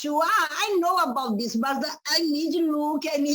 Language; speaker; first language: English; non-native, learner; Portuguese